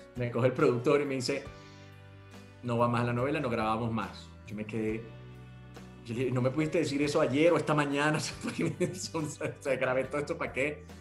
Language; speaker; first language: Spanish; native; Spanish